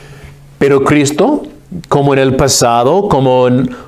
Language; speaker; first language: Spanish; non-native, fluent; English